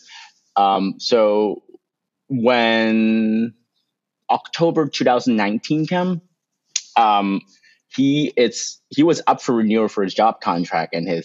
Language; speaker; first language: English; non-native, local second language; Cantonese